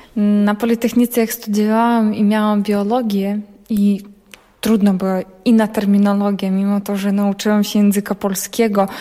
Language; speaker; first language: Polish; non-native, learner; Ukrainian